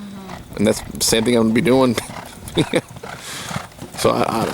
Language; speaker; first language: English; native; English